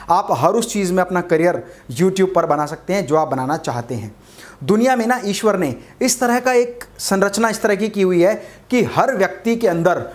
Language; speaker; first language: Hindi; native; Hindi